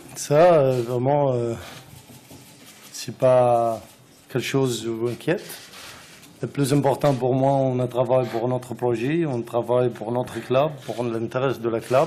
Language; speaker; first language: French; non-native, learner; Arabic